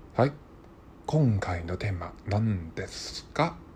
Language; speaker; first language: Japanese; non-native, learner; Cantonese